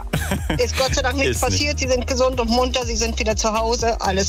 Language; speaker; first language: German; native; German